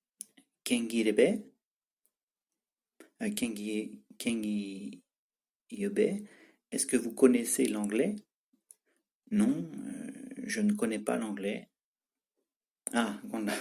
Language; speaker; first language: French; non-native, fluent; Tibetan